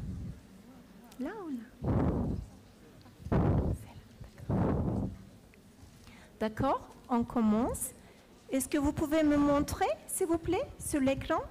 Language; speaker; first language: French; non-native, fluent; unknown